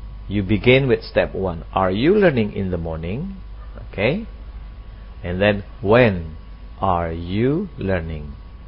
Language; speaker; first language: English; non-native, fluent; Indonesian